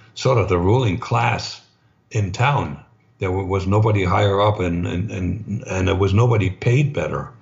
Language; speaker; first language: English; non-native, fluent; German